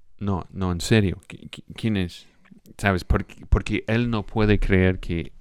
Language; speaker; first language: Spanish; non-native, fluent; English